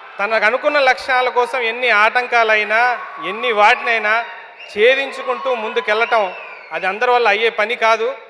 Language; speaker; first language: Telugu; native; Telugu